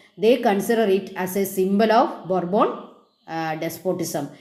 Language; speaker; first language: English; non-native, local second language; Malayalam